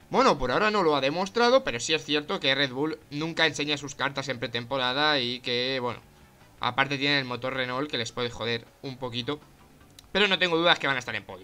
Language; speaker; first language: Spanish; native; Spanish